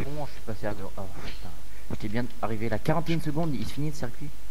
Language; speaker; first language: French; native; French